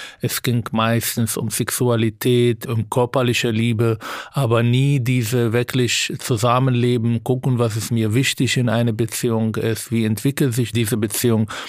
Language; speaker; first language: German; non-native, fluent; Arabic